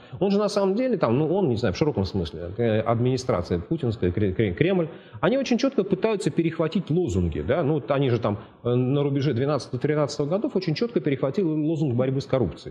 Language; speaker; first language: Russian; native; Russian